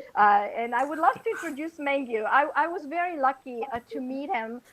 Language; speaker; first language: English; non-native, fluent; Italian